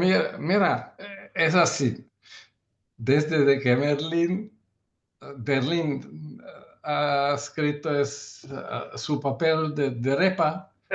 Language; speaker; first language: Spanish; non-native, learner; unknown